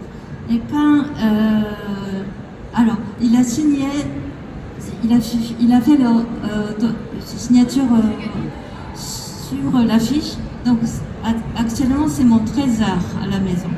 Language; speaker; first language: French; non-native, fluent; Japanese